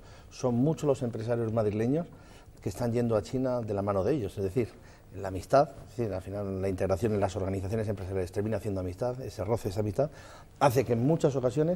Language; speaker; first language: Spanish; native; Spanish